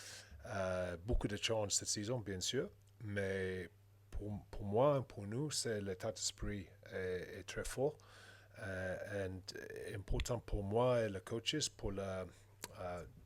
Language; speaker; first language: French; non-native, learner; English